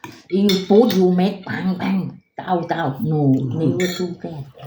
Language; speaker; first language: English; non-native, learner; Thai